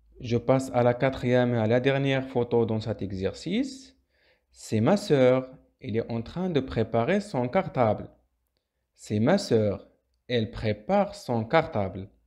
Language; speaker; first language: French; non-native, local second language; Arabic